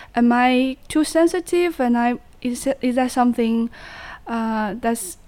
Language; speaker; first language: English; non-native, fluent; Chinese